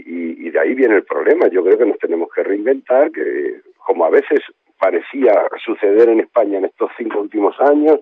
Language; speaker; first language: Spanish; native; Spanish